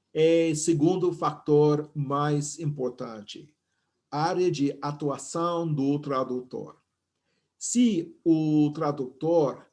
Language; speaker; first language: Portuguese; non-native, fluent; English